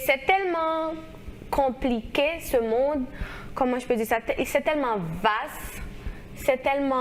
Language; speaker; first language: French; non-native, local second language; Haitian Creole